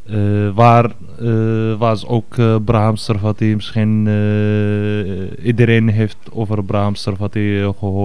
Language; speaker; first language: Dutch; non-native, fluent; Arabic